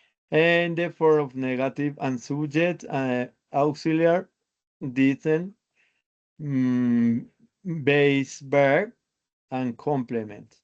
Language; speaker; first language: English; non-native, learner; Spanish